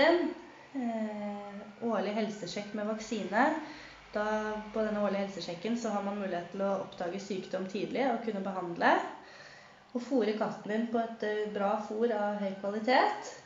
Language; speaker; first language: Norwegian; native; Norwegian